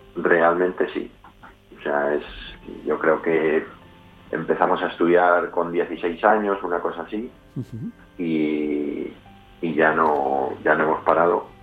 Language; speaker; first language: Spanish; native; Spanish